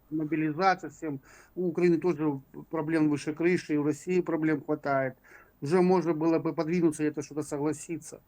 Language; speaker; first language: Russian; native; Russian